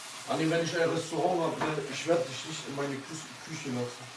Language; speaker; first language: German; early bilingual, other home language; Kurdish